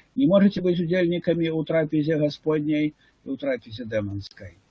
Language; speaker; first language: Russian; non-native, local second language; Ukrainian